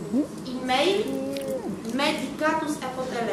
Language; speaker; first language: Greek; non-native, fluent; Russian